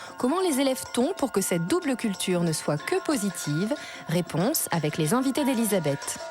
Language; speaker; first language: French; native; French